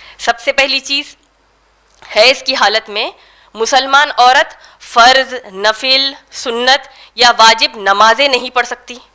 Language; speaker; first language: Urdu; native; Urdu